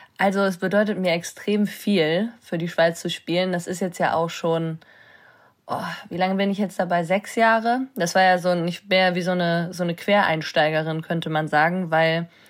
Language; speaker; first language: German; native; German